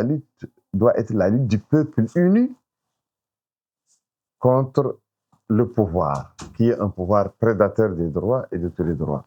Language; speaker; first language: French; non-native, local second language; Arabic